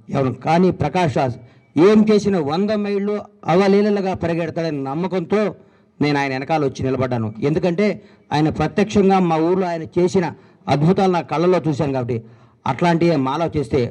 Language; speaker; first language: Telugu; native; Telugu